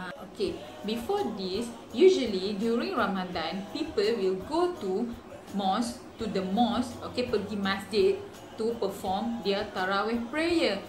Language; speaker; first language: English; non-native, local second language; Malay